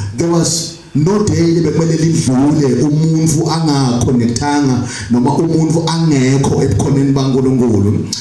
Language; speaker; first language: Zulu; non-native, local second language; Swati